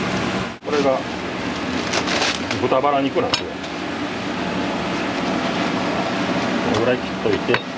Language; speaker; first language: Japanese; native; Japanese